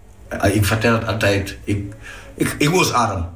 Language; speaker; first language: Dutch; non-native, fluent; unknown